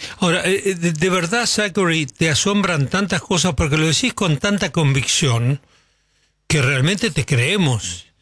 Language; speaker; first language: Spanish; native; Spanish